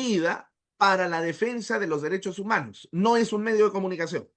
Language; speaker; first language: Spanish; native; Spanish